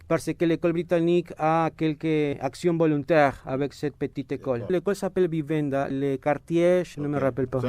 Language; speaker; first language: French; non-native, fluent; Spanish